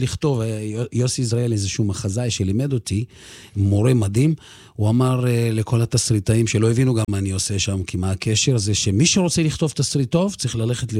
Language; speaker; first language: Hebrew; early bilingual, other home language; Russian